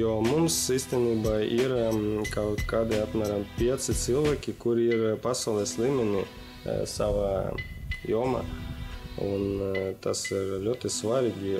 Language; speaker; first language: Latvian; non-native, local second language; Russian